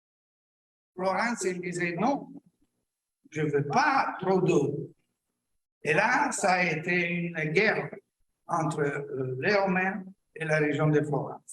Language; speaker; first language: French; non-native, learner; Italian